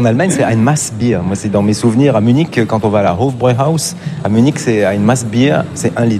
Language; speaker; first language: French; native; French